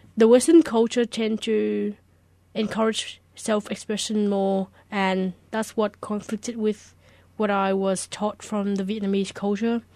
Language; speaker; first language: English; early bilingual, other home language; Vietnamese